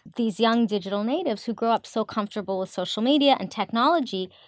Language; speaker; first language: English; native; English